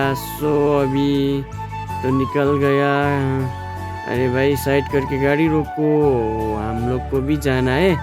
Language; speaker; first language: Hindi; non-native, local second language; Nepali